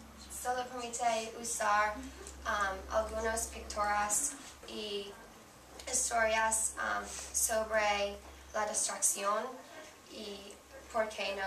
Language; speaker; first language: Spanish; non-native, learner; English